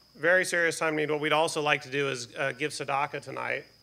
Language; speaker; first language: English; native; English